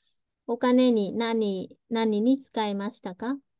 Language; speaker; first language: Japanese; early bilingual, heritage; Vietnamese